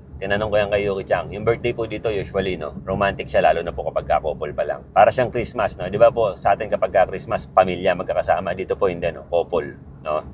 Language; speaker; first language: Filipino; native; Filipino